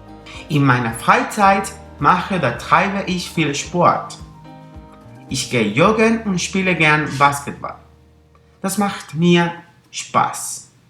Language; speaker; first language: German; non-native, fluent; Spanish